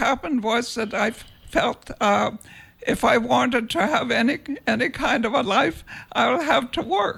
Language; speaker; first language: English; non-native, fluent; Danish